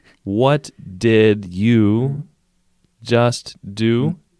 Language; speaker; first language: English; native; English